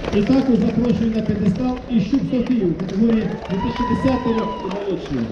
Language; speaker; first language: Ukrainian; native; Ukrainian